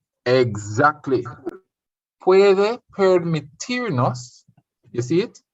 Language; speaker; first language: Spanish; non-native, fluent; English